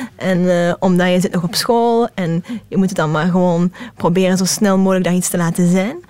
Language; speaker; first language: Dutch; native; Dutch